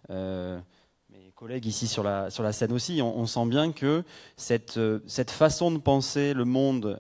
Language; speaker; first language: French; native; French